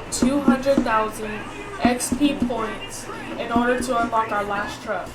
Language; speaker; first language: English; native; English